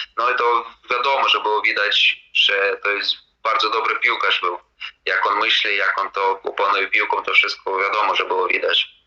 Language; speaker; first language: Polish; non-native, fluent; Latvian